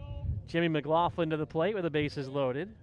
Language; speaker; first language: English; native; English